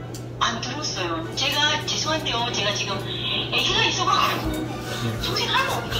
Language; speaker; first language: Korean; non-native, fluent; Indonesian